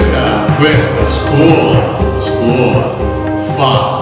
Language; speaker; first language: Italian; non-native, learner; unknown